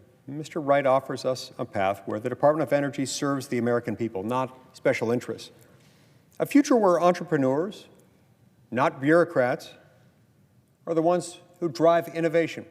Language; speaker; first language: English; native; English